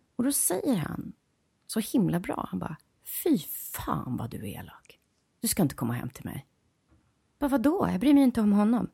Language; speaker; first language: Swedish; native; Swedish